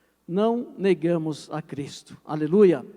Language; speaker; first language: Portuguese; native; Portuguese